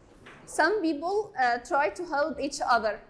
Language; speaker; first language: English; non-native, learner; Arabic